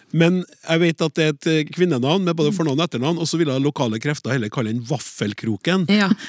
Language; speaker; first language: Norwegian; native; Norwegian